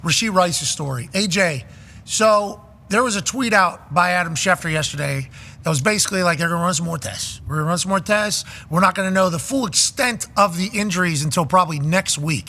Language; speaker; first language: English; native; English